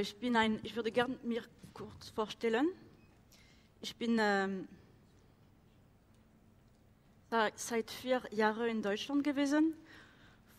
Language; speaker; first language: German; non-native, learner; French